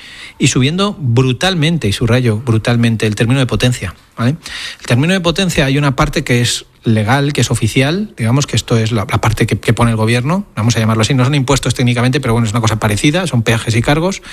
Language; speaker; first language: Spanish; native; Spanish